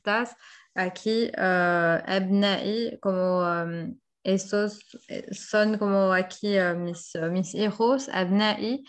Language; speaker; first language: Spanish; non-native, fluent; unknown